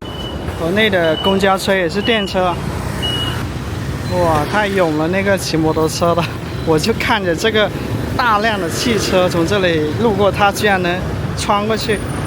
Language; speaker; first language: Chinese; native; Chinese